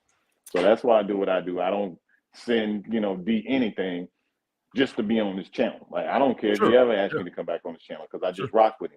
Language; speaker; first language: English; native; English